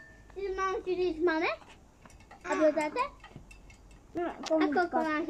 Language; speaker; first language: Polish; early bilingual, heritage; Polish